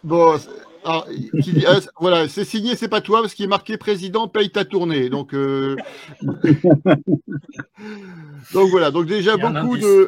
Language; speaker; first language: French; native; French